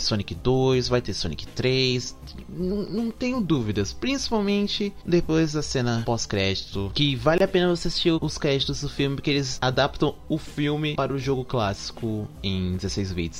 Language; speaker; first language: Portuguese; native; Portuguese